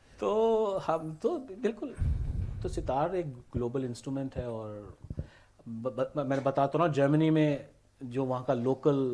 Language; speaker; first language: Urdu; native; Urdu